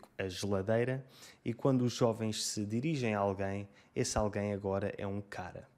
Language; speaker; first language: Portuguese; native; Portuguese